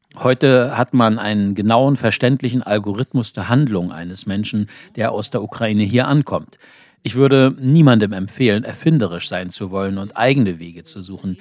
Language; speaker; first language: German; non-native, fluent; Ukrainian